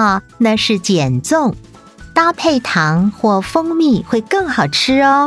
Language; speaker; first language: Chinese; native; Chinese